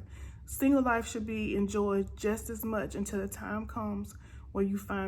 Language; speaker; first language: English; native; English